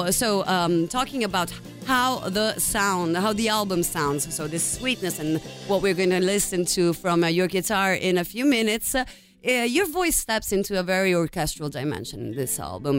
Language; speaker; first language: English; non-native, fluent; Italian